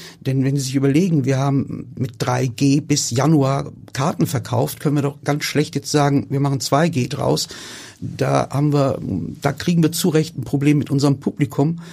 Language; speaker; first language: German; early bilingual, other home language; Turkish